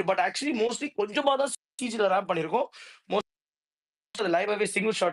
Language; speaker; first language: Tamil; native; Tamil